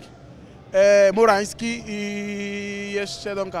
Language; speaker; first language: Polish; non-native, learner; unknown